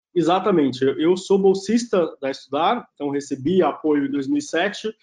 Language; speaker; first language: Portuguese; native; Portuguese